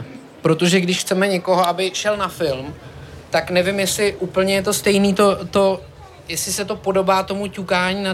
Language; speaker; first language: Czech; native; Czech